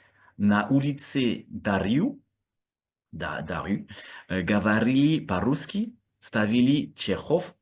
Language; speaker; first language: Russian; non-native, learner; French